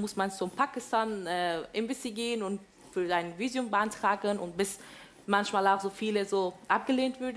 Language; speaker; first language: German; non-native, fluent; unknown